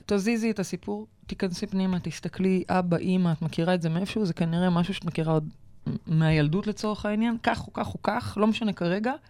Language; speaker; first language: Hebrew; native; Hebrew